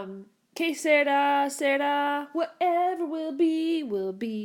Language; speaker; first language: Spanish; non-native, learner; English